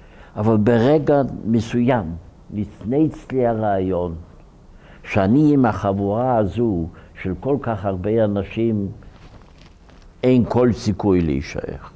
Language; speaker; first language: Hebrew; non-native, fluent; Ukrainian